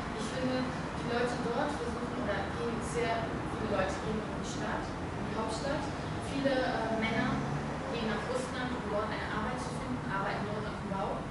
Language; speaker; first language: German; early bilingual, other home language; Armenian